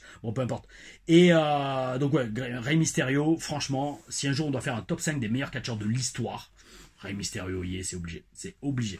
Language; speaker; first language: French; native; French